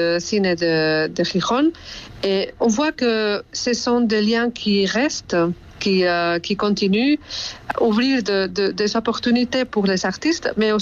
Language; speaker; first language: French; non-native, fluent; Spanish